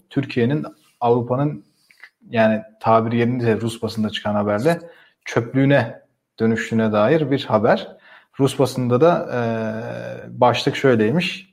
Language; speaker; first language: Turkish; native; Turkish